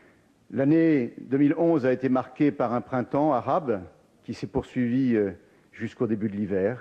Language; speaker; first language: French; native; French